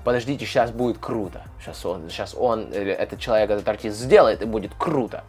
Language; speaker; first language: Russian; native; Russian